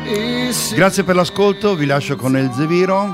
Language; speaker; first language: Italian; native; Italian